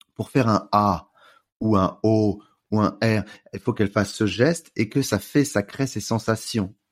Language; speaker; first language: French; native; French